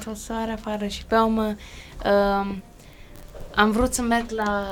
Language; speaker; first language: Romanian; early bilingual, heritage; Romanian